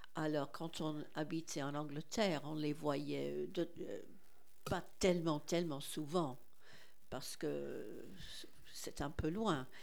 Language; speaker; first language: French; non-native, fluent; English